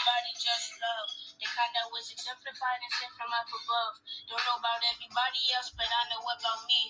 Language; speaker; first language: English; native; English